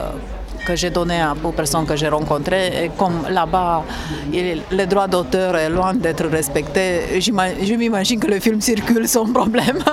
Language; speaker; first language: French; non-native, fluent; Romanian